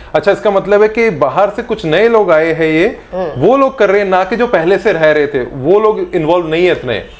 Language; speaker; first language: Hindi; native; Hindi